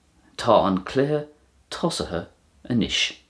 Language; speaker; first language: Irish; non-native, local second language; English